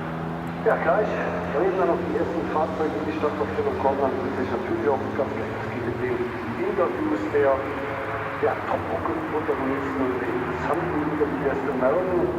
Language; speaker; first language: German; native; German